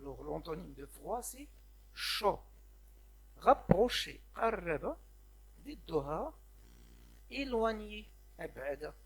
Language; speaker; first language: French; non-native, local second language; Arabic